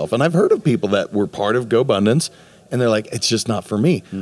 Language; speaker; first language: English; native; English